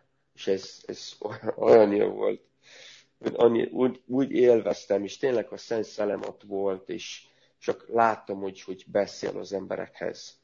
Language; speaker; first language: Hungarian; non-native, learner; Romanian